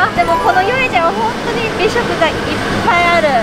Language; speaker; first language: Japanese; non-native, fluent; Chinese